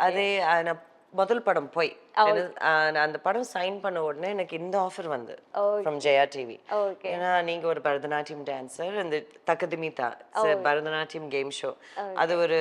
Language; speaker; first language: Tamil; early bilingual, heritage; Tamil